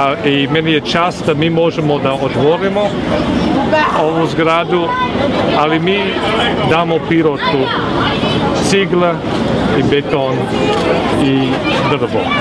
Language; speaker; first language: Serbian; non-native, fluent; English